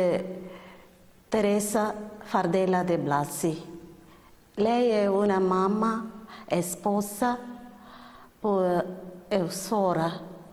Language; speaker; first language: Italian; non-native, learner; Malayalam